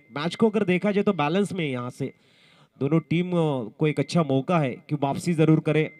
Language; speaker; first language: Hindi; non-native, local second language; Marathi